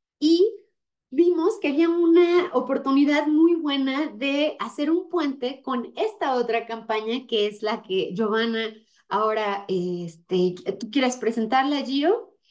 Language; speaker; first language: Spanish; native; Spanish